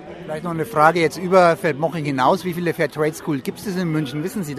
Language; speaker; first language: German; native; German